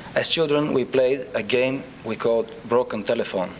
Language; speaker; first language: English; non-native, fluent; Bulgarian